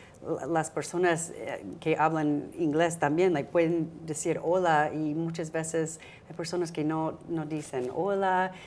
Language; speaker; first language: Spanish; non-native, fluent; English